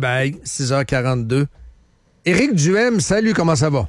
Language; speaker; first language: French; native; French